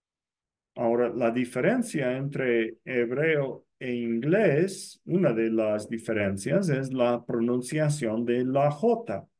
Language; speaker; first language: Spanish; non-native, fluent; English